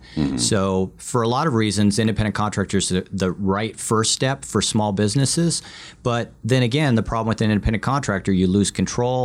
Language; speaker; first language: English; early bilingual, other home language; Vietnamese